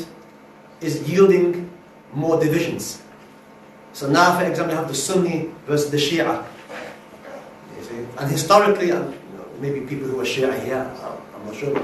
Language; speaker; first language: English; native; English